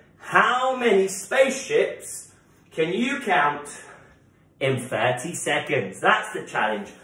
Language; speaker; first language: English; native; English